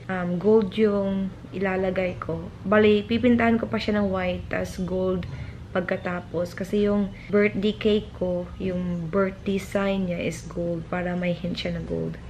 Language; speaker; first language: Filipino; native; Filipino